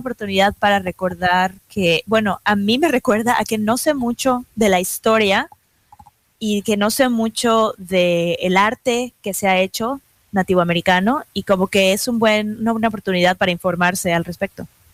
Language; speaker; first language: Spanish; native; Spanish